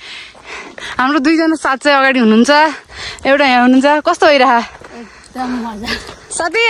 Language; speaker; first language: Nepali; native; Nepali